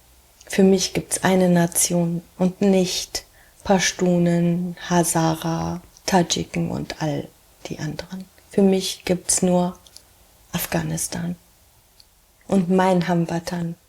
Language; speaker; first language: German; early bilingual, heritage; German